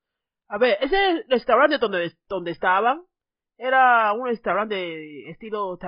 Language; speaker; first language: Spanish; non-native, fluent; Chinese